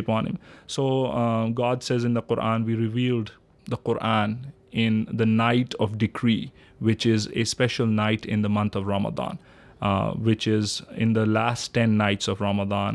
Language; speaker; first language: English; non-native, local second language; Urdu